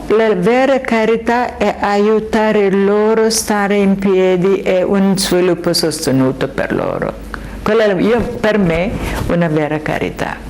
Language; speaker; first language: Italian; non-native, learner; Malayalam